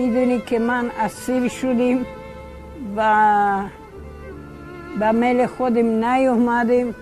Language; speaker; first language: Persian; early bilingual, other home language; Polish